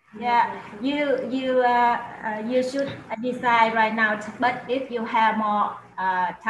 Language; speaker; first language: English; non-native, learner; Vietnamese